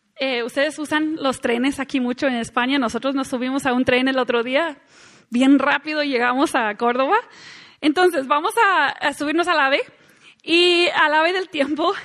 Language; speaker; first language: Spanish; non-native, fluent; English